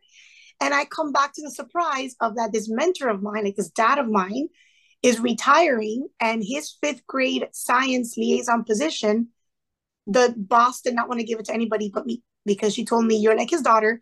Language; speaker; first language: English; early bilingual, other home language; Spanish